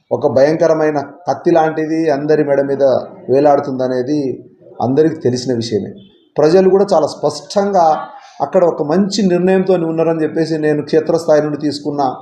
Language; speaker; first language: Telugu; native; Telugu